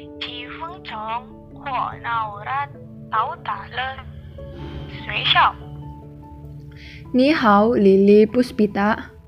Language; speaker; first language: Chinese; non-native, learner; Indonesian